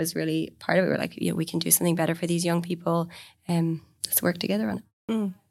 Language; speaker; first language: English; native; English